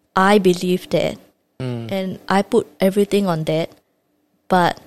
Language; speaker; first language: English; native; English